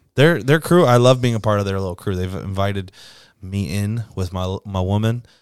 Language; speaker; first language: English; native; English